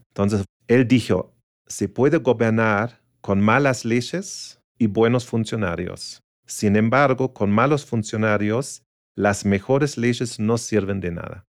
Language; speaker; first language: Spanish; non-native, fluent; German